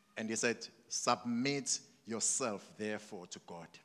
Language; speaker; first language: English; non-native, local second language; Zulu